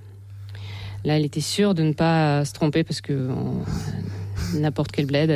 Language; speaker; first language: French; non-native, fluent; Russian